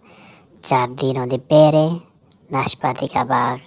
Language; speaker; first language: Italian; non-native, learner; Urdu